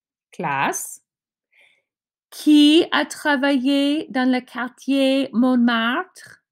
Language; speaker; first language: French; non-native, fluent; English